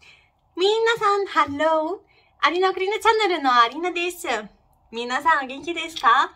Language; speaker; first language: Japanese; non-native, learner; Ukrainian